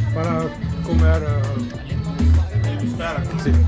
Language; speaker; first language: Spanish; non-native, learner; French